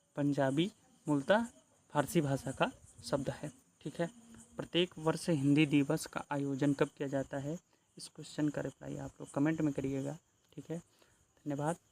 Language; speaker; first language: Hindi; native; Hindi